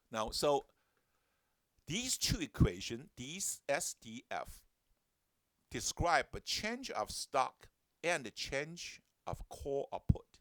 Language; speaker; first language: English; non-native, fluent; Chinese